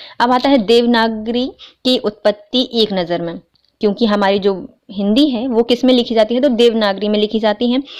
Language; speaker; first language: Hindi; native; Hindi